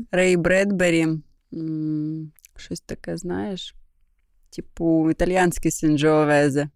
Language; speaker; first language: Ukrainian; non-native, local second language; Russian